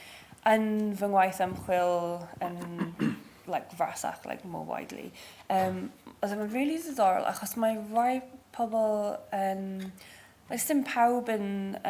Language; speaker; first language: Welsh; native; Welsh